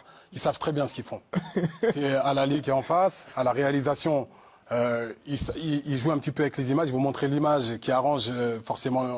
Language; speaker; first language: French; non-native, local second language; Arabic